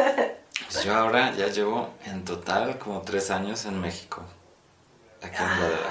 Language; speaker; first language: Spanish; non-native, fluent; Polish